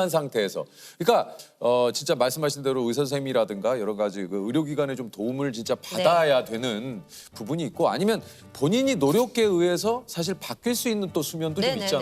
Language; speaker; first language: Korean; native; Korean